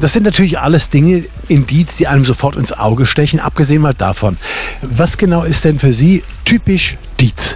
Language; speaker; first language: German; native; German